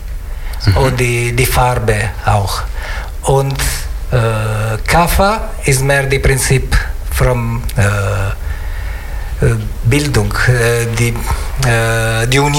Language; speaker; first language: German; non-native, learner; Italian